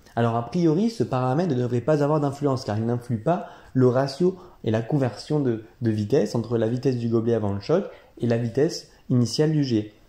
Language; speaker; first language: French; native; French